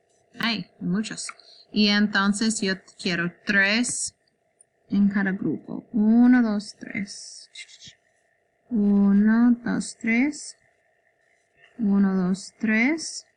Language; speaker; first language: Spanish; non-native, learner; English